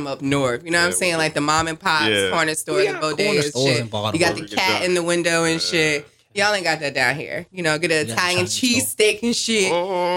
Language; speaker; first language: English; native; English